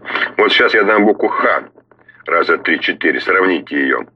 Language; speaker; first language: Russian; native; Russian